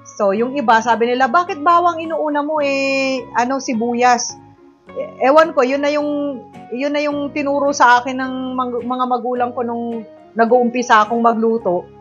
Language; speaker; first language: Filipino; non-native, local second language; Iloko